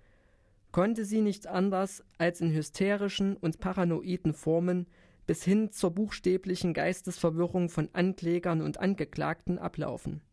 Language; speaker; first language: German; native; German